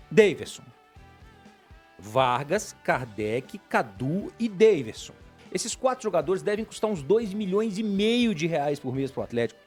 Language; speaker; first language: Portuguese; native; Portuguese